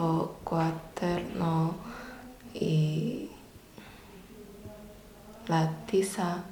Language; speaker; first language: Spanish; non-native, learner; Chinese